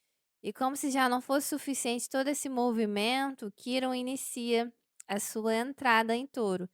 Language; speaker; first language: Portuguese; native; Portuguese